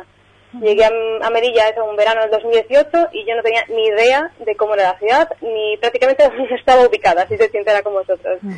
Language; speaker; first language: Spanish; native; Spanish